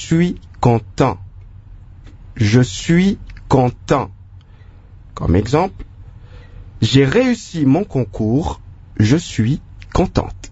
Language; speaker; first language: French; non-native, local second language; Lingala